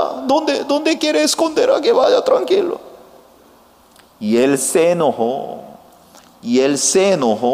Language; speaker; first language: Spanish; non-native, learner; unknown